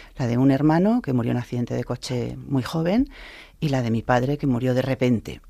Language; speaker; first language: Spanish; native; Spanish